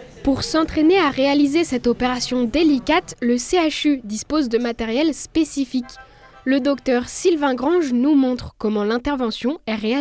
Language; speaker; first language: French; native; French